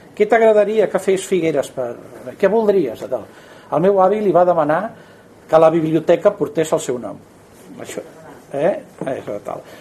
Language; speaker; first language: Catalan; native; Catalan